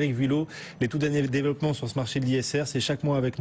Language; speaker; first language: French; native; French